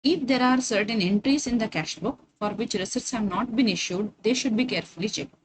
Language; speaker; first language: English; non-native, local second language; Kannada